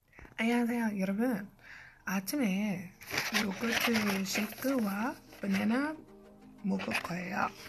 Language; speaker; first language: Korean; non-native, learner; English